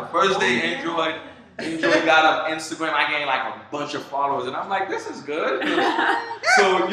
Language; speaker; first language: English; early bilingual, other home language; Haitian Creole